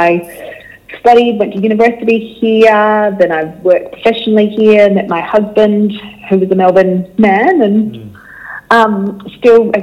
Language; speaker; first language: English; native; English